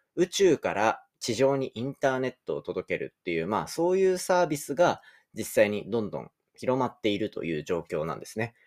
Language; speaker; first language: Japanese; native; Japanese